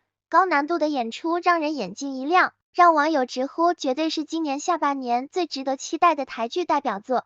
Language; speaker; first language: Chinese; native; Chinese